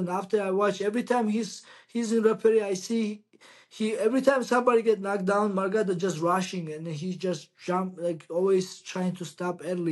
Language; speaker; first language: English; non-native, learner; Georgian